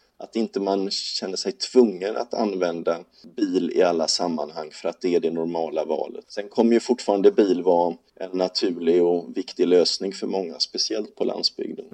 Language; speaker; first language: Swedish; native; Swedish